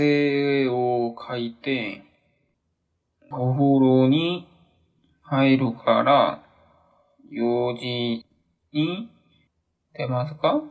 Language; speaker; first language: Japanese; non-native, learner; Korean